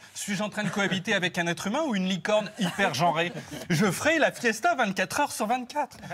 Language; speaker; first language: French; native; French